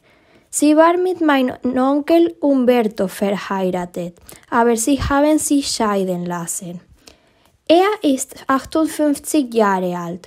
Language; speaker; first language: German; early bilingual, heritage; German